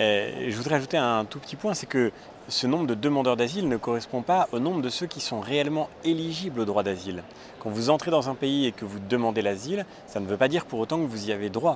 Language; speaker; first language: French; native; French